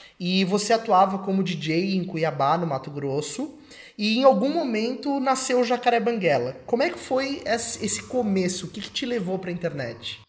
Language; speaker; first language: Portuguese; native; Portuguese